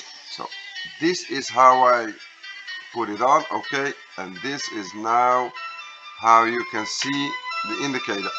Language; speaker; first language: English; non-native, fluent; Dutch